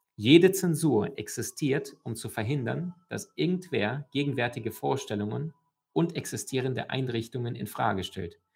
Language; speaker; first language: German; early bilingual, other home language; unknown